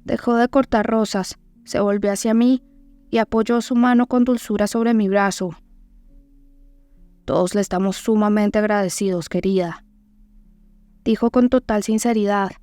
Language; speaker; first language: Spanish; native; Spanish